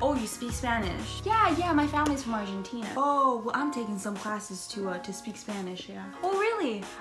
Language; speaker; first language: English; early bilingual, other home language; Spanish